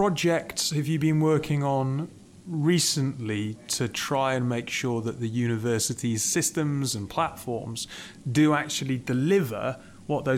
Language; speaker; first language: English; native; English